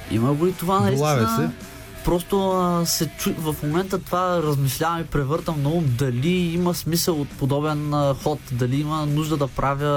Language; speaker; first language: Bulgarian; native; Bulgarian